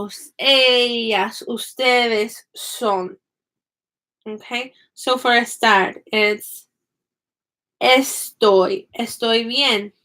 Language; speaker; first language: Spanish; non-native, fluent; English